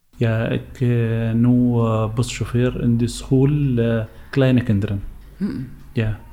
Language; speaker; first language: Dutch; non-native, fluent; Arabic